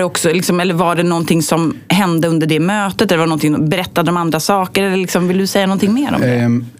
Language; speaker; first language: Swedish; native; Swedish